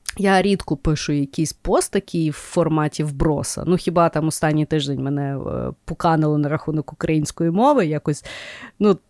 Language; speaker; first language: Ukrainian; native; Ukrainian